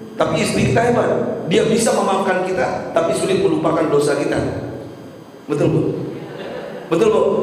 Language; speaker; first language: Indonesian; native; Indonesian